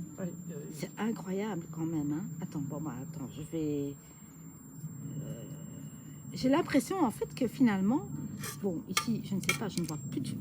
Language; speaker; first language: French; native; French